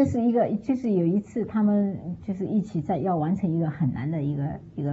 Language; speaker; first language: Chinese; native; Chinese